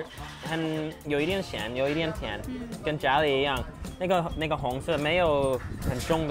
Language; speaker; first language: Chinese; non-native, learner; English